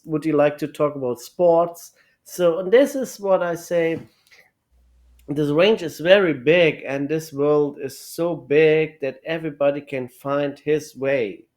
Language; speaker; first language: English; non-native, learner; German